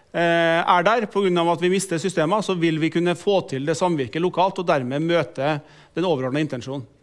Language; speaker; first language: Norwegian; native; Norwegian